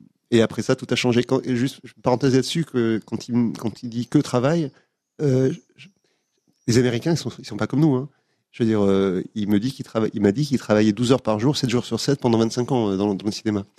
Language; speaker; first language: French; native; French